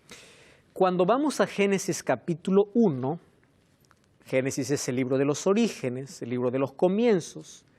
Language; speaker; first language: Spanish; native; Spanish